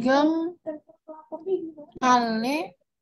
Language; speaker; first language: Korean; non-native, learner; Indonesian